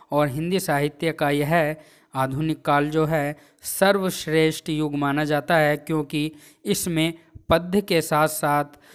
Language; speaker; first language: Hindi; native; Hindi